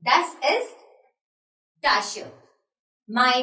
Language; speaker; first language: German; non-native, fluent; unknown